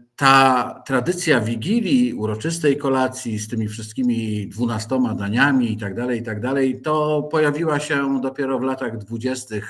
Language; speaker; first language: Polish; native; Polish